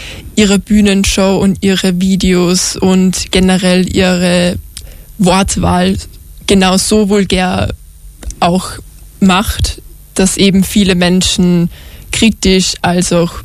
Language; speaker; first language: German; native; German